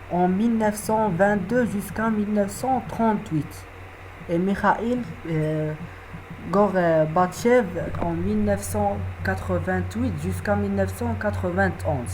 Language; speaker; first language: French; non-native, learner; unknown